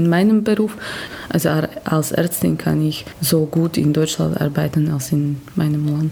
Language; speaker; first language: German; non-native, fluent; Slovak